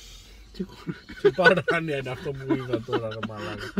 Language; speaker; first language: Greek; native; Greek